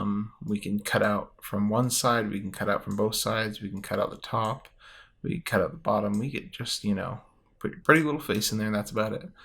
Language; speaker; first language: English; native; English